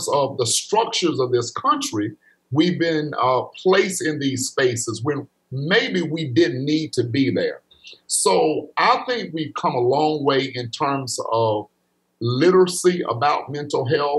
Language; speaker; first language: English; native; English